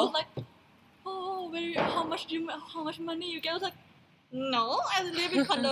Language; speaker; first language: English; non-native, learner; Thai